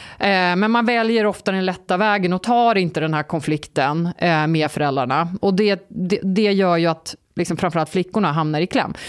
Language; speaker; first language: Swedish; early bilingual, other home language; Turkish